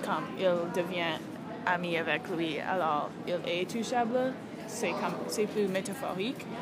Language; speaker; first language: French; non-native, learner; English